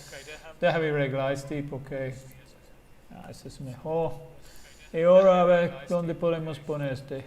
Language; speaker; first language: Spanish; non-native, fluent; English